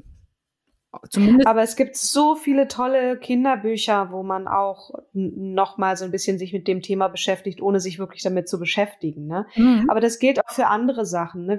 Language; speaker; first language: German; native; German